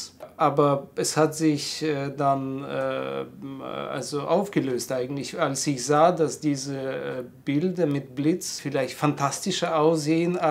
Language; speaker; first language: German; non-native, fluent; Russian